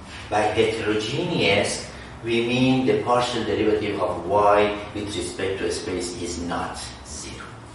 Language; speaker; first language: English; non-native, fluent; Persian